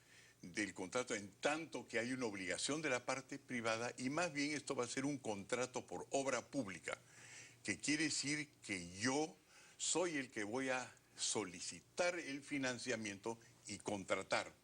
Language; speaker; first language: Spanish; native; Spanish